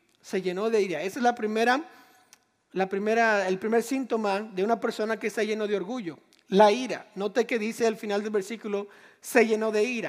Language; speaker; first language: Spanish; native; Spanish